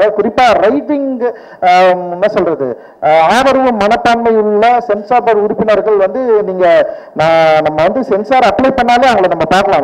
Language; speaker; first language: Tamil; native; Tamil